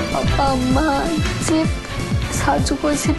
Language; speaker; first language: Korean; non-native, learner; Vietnamese